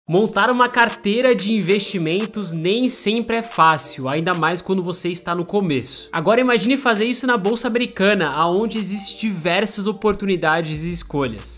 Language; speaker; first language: Portuguese; native; Portuguese